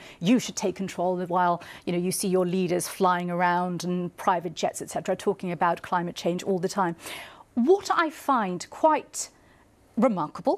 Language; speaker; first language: English; non-native, local second language; Bangla